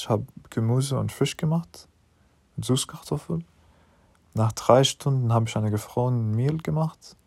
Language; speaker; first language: German; non-native, learner; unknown